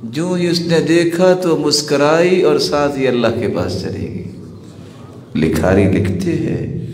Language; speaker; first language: Urdu; non-native, local second language; Punjabi